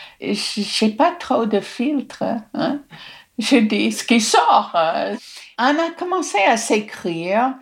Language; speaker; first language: French; non-native, fluent; English